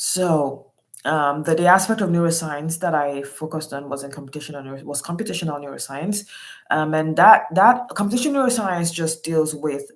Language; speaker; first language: English; non-native, local second language; Yoruba